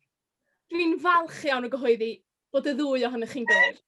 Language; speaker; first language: Welsh; native; Welsh